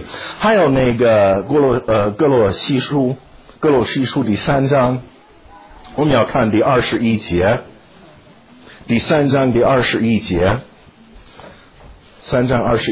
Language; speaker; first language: Chinese; non-native, fluent; English